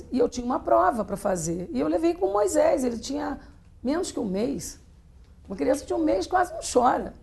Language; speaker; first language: Portuguese; native; Portuguese